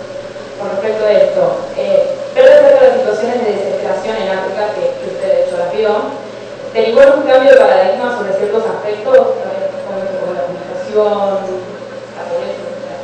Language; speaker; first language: Spanish; native; Spanish